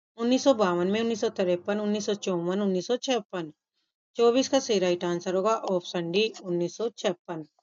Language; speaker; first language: Hindi; native; Hindi